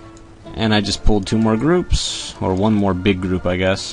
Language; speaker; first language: English; native; English